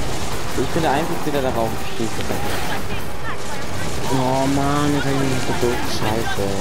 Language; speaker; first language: German; native; German